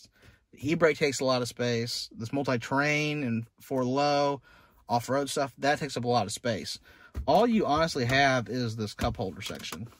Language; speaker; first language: English; native; English